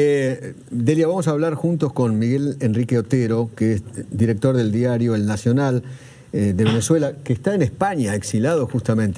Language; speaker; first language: Spanish; native; Spanish